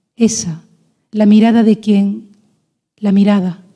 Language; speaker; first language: Spanish; native; Spanish